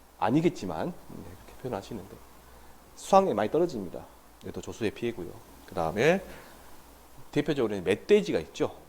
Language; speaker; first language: Korean; native; Korean